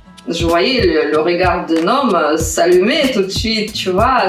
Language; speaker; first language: French; non-native, fluent; Russian